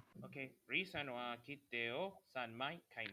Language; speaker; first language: Japanese; non-native, learner; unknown